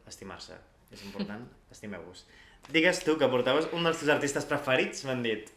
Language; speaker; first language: Catalan; native; Catalan